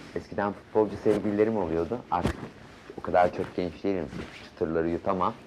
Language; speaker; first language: Turkish; native; Turkish